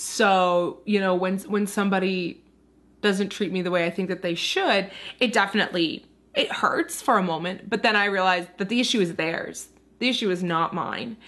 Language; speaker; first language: English; native; English